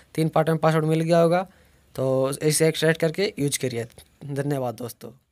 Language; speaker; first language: Hindi; native; Hindi